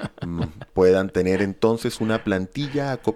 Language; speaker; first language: Spanish; native; Spanish